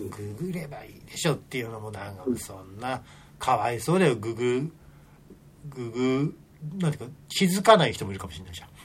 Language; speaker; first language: Japanese; native; Japanese